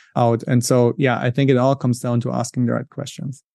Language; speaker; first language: English; non-native, fluent; German